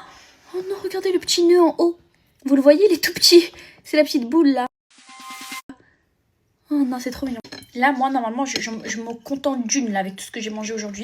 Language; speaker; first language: French; native; French